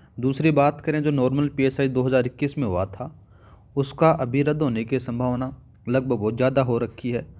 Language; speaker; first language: Hindi; native; Hindi